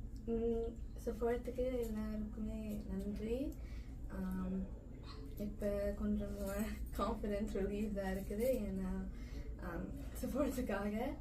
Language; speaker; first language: Tamil; early bilingual, heritage; Tamil